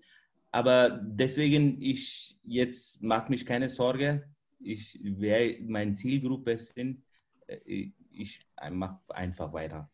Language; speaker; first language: German; non-native, fluent; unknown